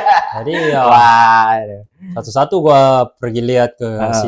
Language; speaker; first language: Indonesian; early bilingual, heritage; Japanese